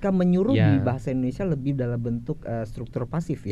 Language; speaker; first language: Indonesian; native; Indonesian